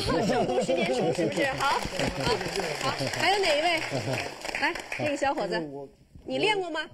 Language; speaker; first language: Chinese; native; Chinese